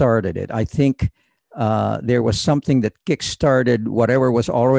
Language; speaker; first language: English; early bilingual, other home language; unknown